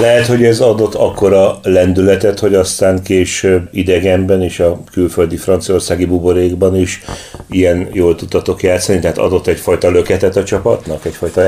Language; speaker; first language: Hungarian; native; Hungarian